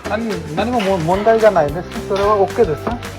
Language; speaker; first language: Japanese; non-native, learner; Hindi